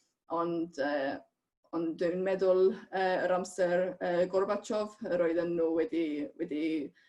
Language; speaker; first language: Welsh; non-native, fluent; Estonian